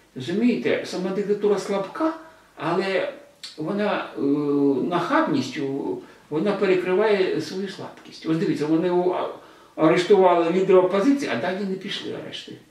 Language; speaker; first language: Ukrainian; non-native, local second language; Russian